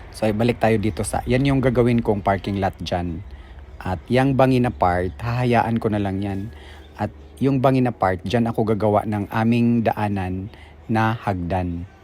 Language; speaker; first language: Filipino; non-native, local second language; Cebuano